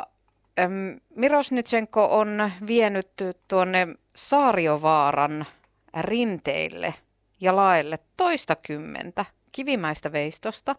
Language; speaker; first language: Finnish; native; Finnish